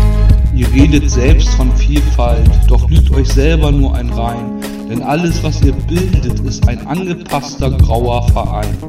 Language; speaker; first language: German; native; German